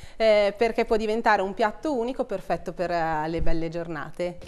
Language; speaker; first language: Italian; native; Italian